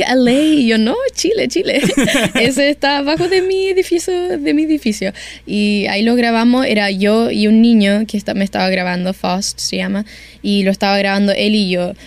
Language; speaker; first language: Spanish; early bilingual, heritage; Spanish